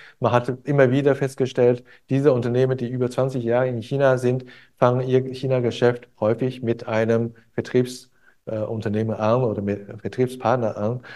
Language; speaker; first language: German; non-native, fluent; Chinese